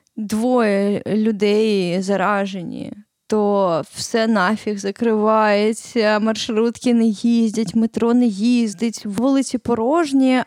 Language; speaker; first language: Ukrainian; native; Ukrainian